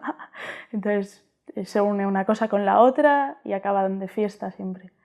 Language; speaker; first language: Spanish; non-native, fluent; Turkish